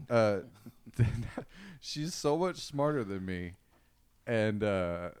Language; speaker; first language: English; native; English